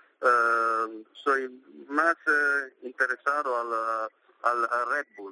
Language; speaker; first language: Spanish; non-native, learner; Italian